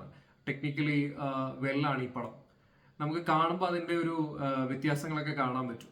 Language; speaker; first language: Malayalam; native; Malayalam